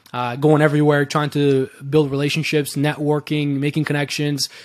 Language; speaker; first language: English; early bilingual, other home language; Persian